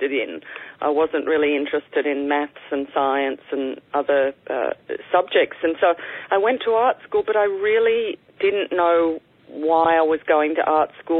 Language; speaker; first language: English; native; English